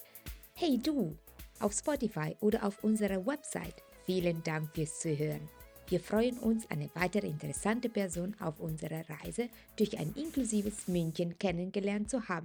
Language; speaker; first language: German; non-native, fluent; Italian